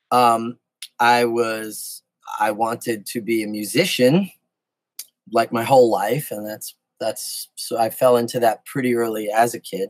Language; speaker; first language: English; native; English